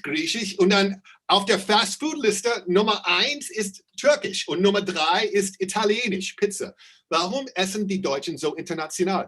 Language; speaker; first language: German; non-native, fluent; English